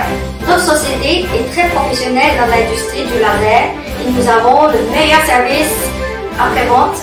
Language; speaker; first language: French; non-native, fluent; Chinese